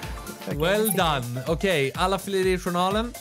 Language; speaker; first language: Swedish; native; Swedish